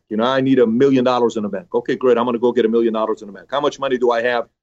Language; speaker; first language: English; early bilingual, other home language; Persian